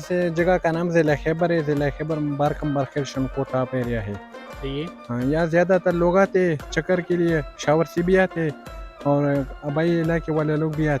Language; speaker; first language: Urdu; non-native, local second language; Pashto